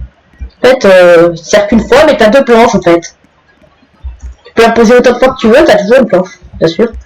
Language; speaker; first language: French; native; French